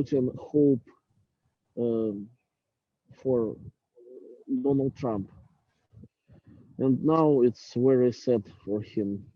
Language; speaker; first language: English; non-native, learner; Russian